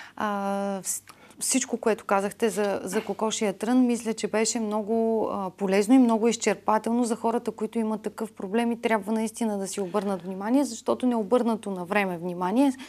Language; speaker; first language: Bulgarian; native; Bulgarian